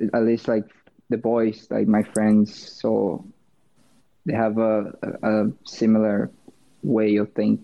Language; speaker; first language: English; non-native, fluent; Portuguese